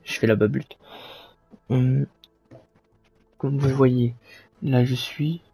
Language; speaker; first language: French; native; French